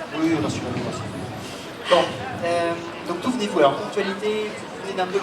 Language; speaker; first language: French; native; French